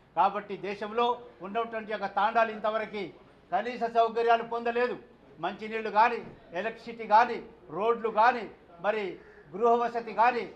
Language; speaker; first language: Telugu; non-native, local second language; Lambadi